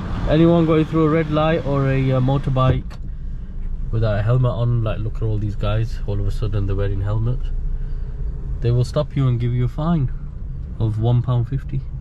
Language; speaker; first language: English; native; English